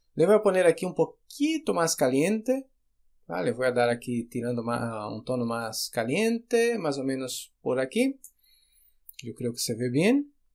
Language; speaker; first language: Spanish; non-native, fluent; Portuguese